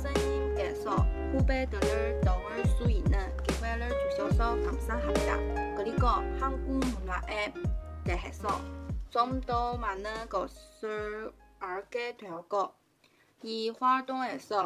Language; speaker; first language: Korean; non-native, learner; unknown